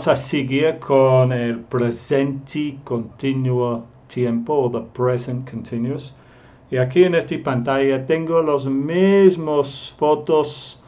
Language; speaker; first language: Spanish; non-native, fluent; English